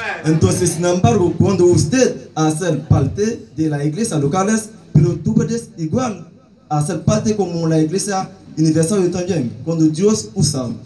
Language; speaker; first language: Spanish; non-native, learner; Haitian Creole